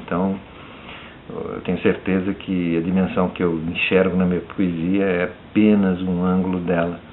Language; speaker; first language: Portuguese; early bilingual, other home language; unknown